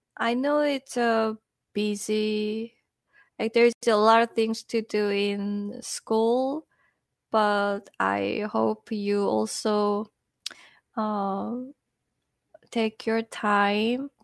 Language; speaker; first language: English; non-native, fluent; Korean